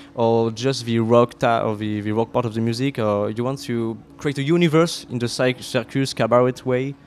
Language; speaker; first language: English; non-native, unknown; French